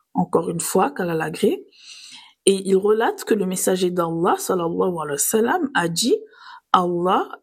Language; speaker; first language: French; native; French